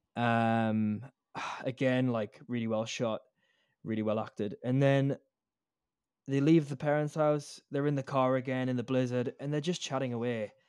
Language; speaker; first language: English; native; English